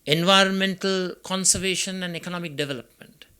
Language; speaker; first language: English; non-native, local second language; Sinhala